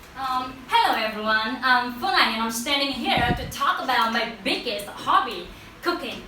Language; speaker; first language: English; non-native, learner; Vietnamese